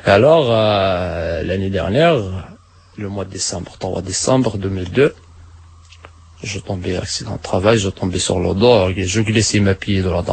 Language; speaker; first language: French; non-native, learner; Arabic